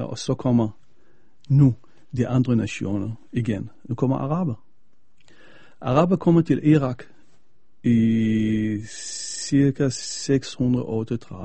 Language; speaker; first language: Danish; non-native, fluent; Arabic